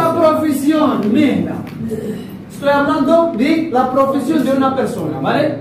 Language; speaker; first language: Spanish; non-native, fluent; Arabic